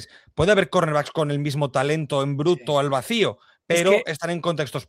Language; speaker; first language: Spanish; native; Spanish